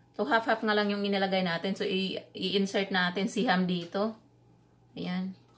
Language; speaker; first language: Filipino; non-native, local second language; Cebuano